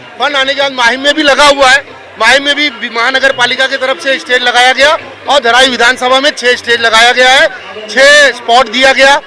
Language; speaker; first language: Hindi; native; Hindi